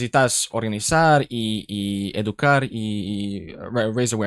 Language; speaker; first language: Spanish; non-native, learner; English